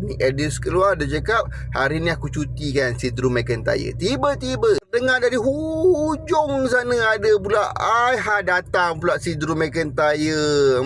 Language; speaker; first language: Malay; native; Malay